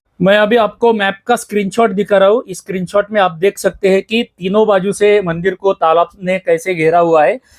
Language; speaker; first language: Hindi; non-native, local second language; Marathi